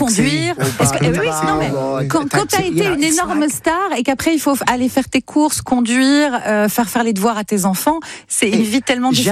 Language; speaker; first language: French; native; French